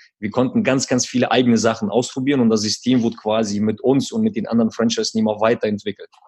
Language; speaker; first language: German; early bilingual, other home language; Russian